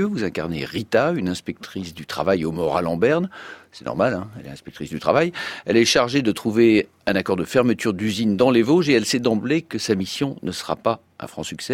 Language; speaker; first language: French; native; French